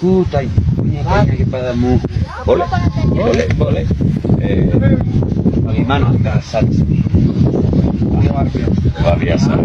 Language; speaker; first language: Indonesian; non-native, learner; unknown